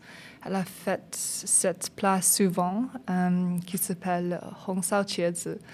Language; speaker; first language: French; non-native, learner; English